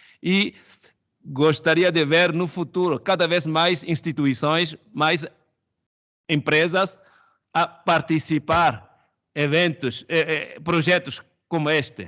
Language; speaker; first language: Portuguese; non-native, fluent; Chinese